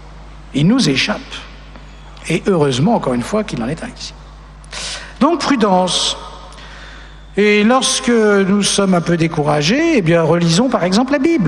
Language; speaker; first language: French; native; French